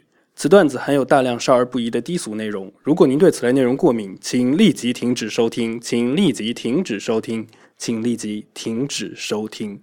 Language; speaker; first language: Chinese; native; Chinese